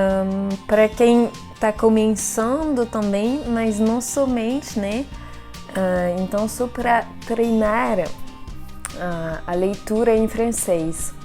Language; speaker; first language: Portuguese; non-native, fluent; French